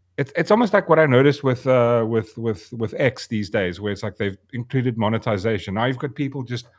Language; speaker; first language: English; native; English